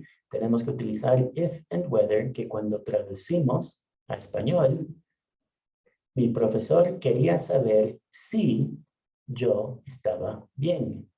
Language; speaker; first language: Spanish; non-native, fluent; English